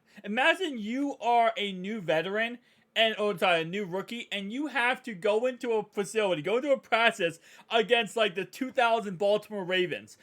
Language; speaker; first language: English; native; English